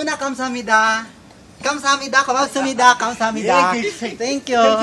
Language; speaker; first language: Korean; non-native, learner; Filipino